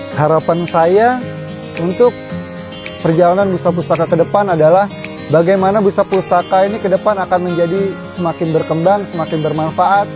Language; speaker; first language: Indonesian; native; Indonesian